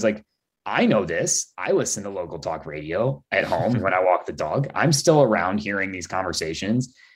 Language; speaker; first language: English; native; English